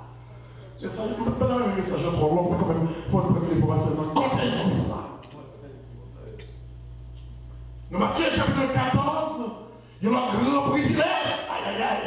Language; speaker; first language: French; non-native, local second language; Haitian Creole